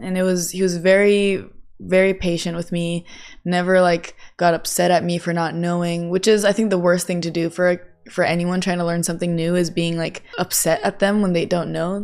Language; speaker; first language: English; early bilingual, other home language; Japanese